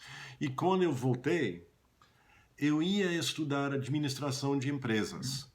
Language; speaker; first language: Portuguese; non-native, fluent; English